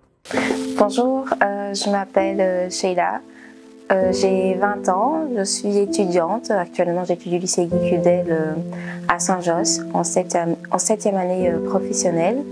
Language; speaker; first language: French; early bilingual, other home language; Portuguese